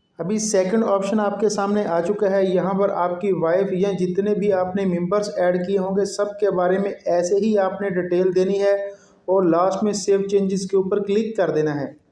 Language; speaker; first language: Urdu; non-native, local second language; Punjabi